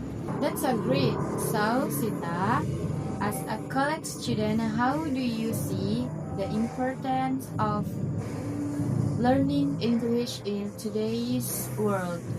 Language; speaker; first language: English; non-native, learner; Indonesian